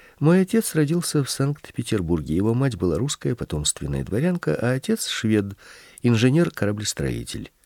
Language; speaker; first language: Russian; early bilingual, other home language; Swedish